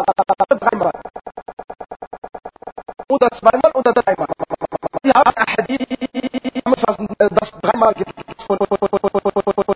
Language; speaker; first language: German; non-native, learner; Arabic